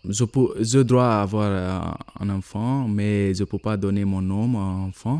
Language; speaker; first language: French; non-native, learner; Nepali